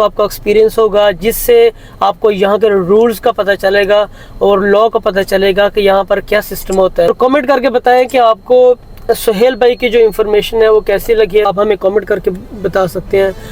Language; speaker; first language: Hindi; native; Hindi